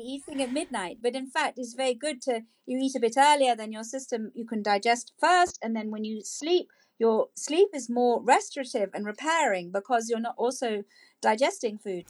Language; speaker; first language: English; native; English